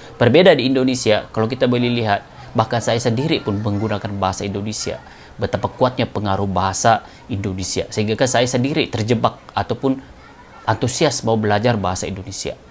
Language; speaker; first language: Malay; native; Malay